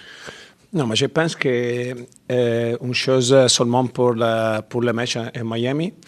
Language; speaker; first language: French; non-native, learner; Italian